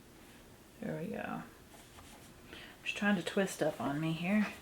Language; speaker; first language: English; native; English